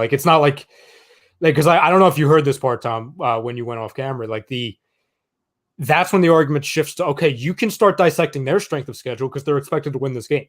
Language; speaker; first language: English; native; English